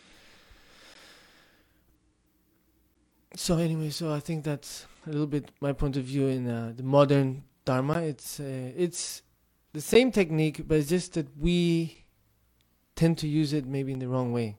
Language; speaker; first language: English; non-native, fluent; Tibetan